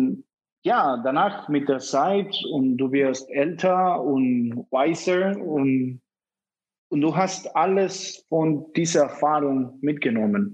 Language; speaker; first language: German; non-native, fluent; Spanish